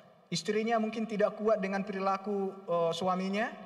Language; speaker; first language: Indonesian; non-native, local second language; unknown